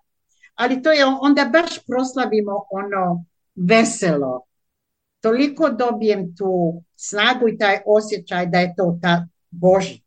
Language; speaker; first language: Croatian; native; Croatian